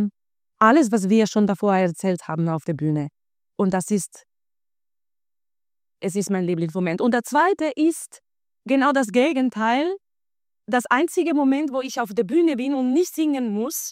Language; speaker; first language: German; non-native, fluent; Spanish